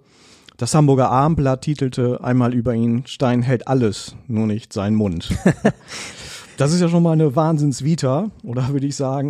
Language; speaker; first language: German; native; German